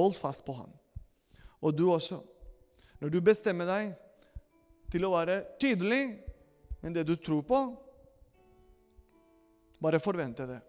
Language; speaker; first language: Norwegian; non-native, fluent; Spanish